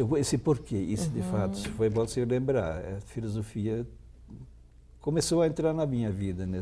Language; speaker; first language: Portuguese; non-native, local second language; German